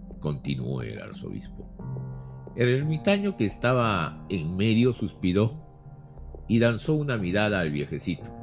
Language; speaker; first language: Spanish; native; Spanish